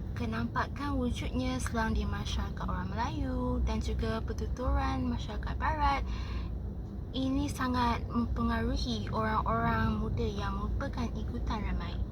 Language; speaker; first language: Malay; native; Malay